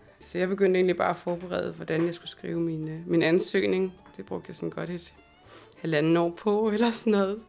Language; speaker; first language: Danish; native; Danish